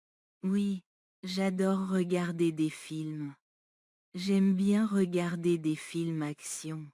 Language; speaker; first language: French; non-native, learner; Bangla